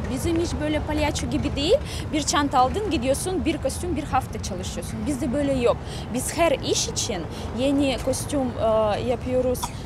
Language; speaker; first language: Turkish; non-native, learner; Russian